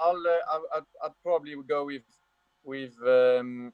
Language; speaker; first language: English; non-native, fluent; French